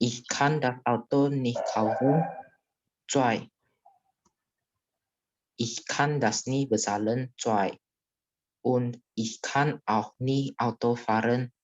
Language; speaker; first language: German; non-native, learner; Indonesian